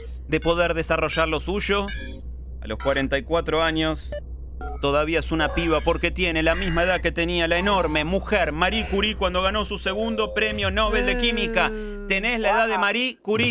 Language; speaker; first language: Spanish; native; Spanish